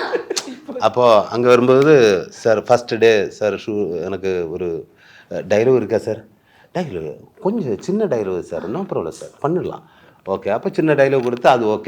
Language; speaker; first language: Tamil; non-native, learner; Malayalam